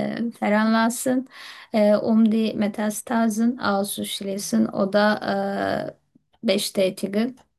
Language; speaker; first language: German; non-native, learner; Turkish